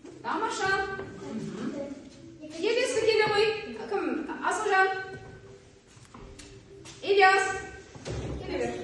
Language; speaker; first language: Kazakh; native; Kazakh